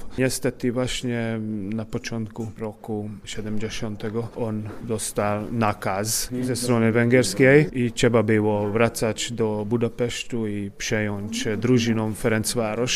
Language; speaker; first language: Polish; non-native, fluent; Hungarian